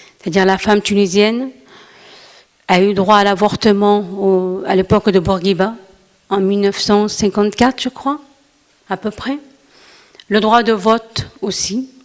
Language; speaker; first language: French; non-native, local second language; Arabic